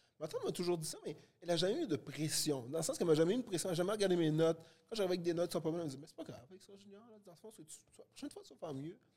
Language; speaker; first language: French; early bilingual, other home language; Haitian Creole